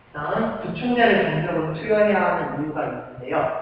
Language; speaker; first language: Korean; native; Korean